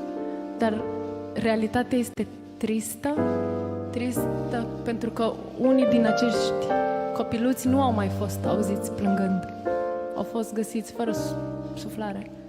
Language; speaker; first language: Romanian; native; Romanian